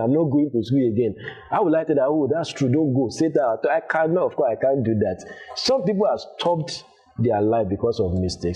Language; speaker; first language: English; non-native, local second language; Yoruba